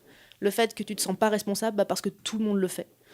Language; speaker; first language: French; native; French